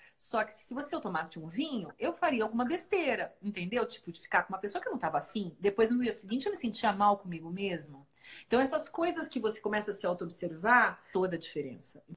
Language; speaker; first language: Portuguese; native; Portuguese